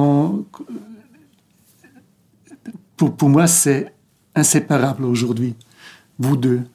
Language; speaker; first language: French; non-native, local second language; German